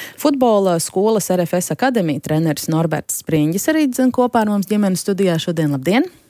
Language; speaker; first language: Latvian; native; Latvian